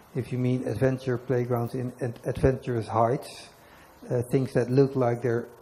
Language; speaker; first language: English; non-native, fluent; Dutch